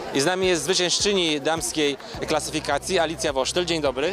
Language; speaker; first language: Polish; native; Polish